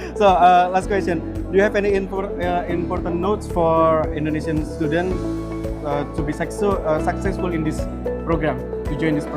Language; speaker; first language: English; non-native, learner; Indonesian